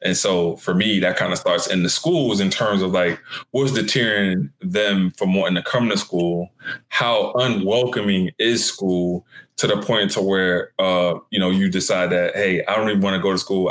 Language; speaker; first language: English; native; English